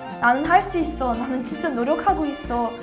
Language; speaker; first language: Korean; non-native, learner; English